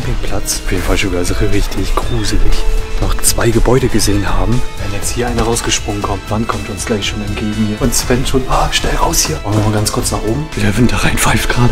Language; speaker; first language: German; native; German